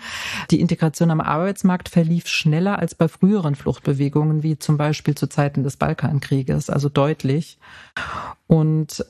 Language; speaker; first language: German; native; German